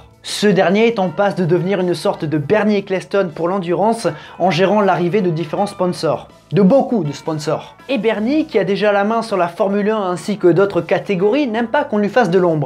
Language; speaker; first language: French; native; French